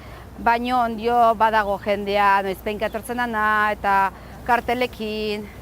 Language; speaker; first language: Basque; non-native, local second language; Spanish